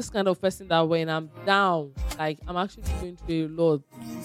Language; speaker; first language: English; non-native, local second language; Yoruba